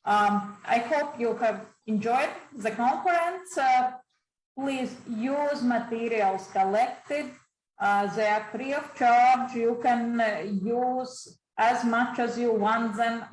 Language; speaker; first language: English; non-native, fluent; Latvian